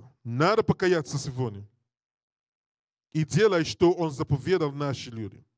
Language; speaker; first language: Russian; non-native, learner; English